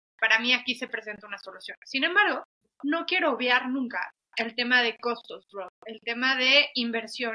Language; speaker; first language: Spanish; native; Spanish